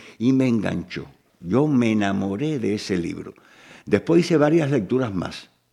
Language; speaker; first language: Spanish; native; Spanish